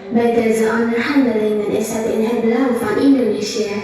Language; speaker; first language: Dutch; non-native, learner; Indonesian